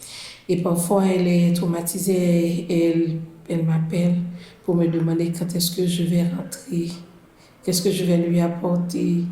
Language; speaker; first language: French; non-native, local second language; Haitian Creole